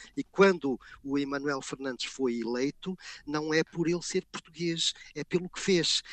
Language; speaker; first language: Portuguese; native; Portuguese